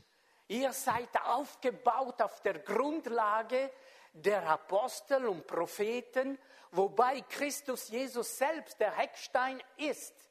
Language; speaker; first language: German; non-native, fluent; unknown